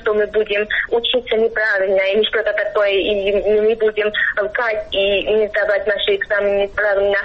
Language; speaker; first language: Russian; non-native, fluent; Georgian